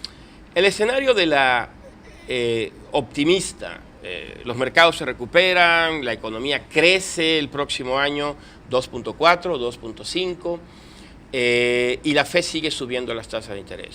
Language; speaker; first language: Spanish; native; Spanish